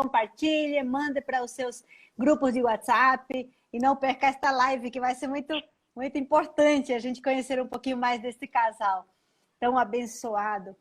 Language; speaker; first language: Portuguese; native; Portuguese